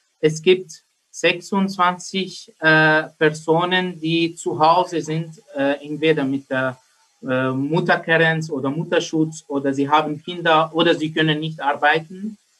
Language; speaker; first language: German; non-native, learner; Arabic